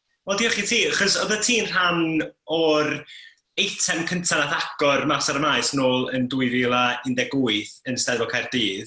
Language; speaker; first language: Welsh; native; Welsh